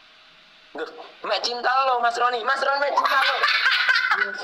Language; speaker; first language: Indonesian; native; Indonesian